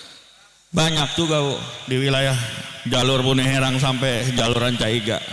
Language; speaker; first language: Indonesian; native; Indonesian